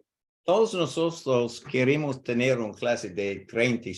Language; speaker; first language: Spanish; non-native, learner; English